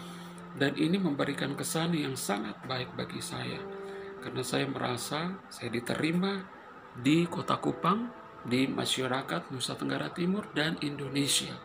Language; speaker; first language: Indonesian; non-native, fluent; Persian